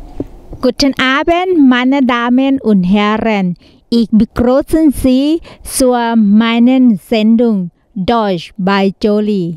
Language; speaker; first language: German; non-native, learner; Thai